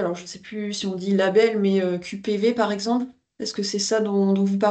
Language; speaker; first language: French; native; French